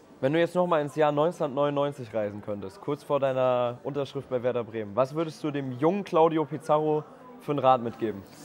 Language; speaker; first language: German; native; German